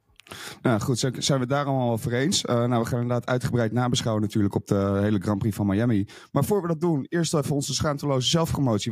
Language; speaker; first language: Dutch; native; Dutch